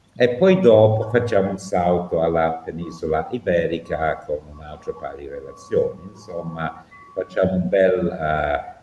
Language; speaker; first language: Italian; non-native, fluent; English